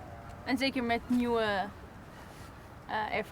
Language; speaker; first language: Dutch; non-native, fluent; Italian